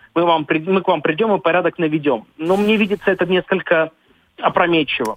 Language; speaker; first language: Russian; native; Russian